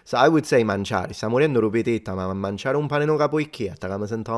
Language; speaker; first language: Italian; native; Italian